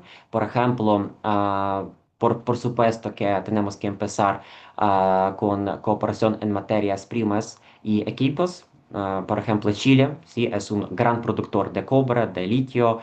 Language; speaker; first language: Spanish; non-native, fluent; Ukrainian